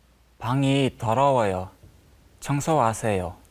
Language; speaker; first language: Korean; non-native, learner; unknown